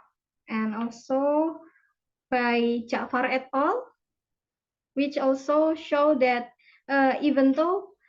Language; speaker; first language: English; non-native, fluent; Indonesian